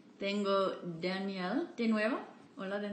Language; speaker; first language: Spanish; non-native, learner; English